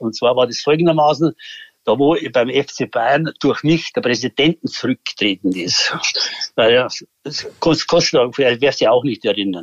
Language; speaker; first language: German; native; German